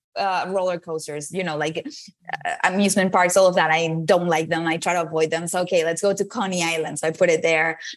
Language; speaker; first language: English; non-native, fluent; Spanish